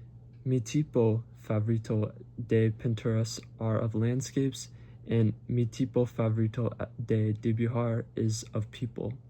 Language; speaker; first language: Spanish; non-native, learner; English